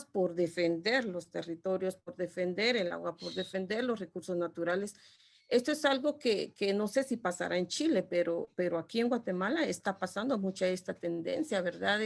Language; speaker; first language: Spanish; non-native, local second language; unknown